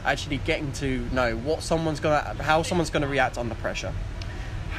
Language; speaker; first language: English; native; English